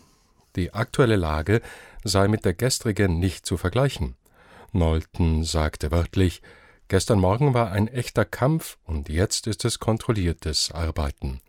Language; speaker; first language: German; native; German